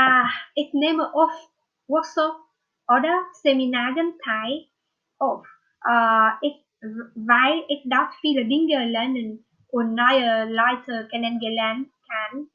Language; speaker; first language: German; non-native, learner; Vietnamese